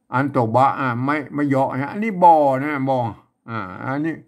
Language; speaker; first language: Thai; non-native, local second language; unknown